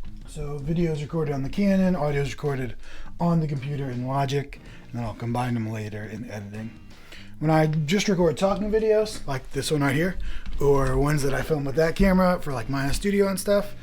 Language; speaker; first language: English; native; English